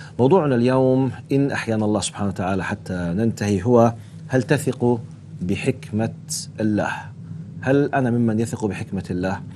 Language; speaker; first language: Arabic; native; Arabic